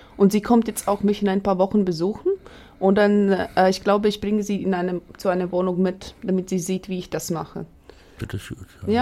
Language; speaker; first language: German; non-native, fluent; Latvian